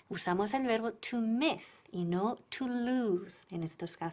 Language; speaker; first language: Spanish; non-native, fluent; English